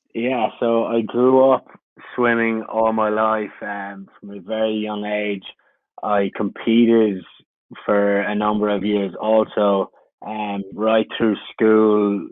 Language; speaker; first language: English; native; English